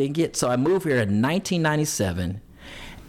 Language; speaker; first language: English; native; English